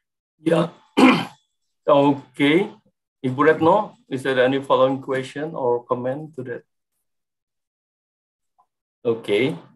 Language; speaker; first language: English; non-native, fluent; Indonesian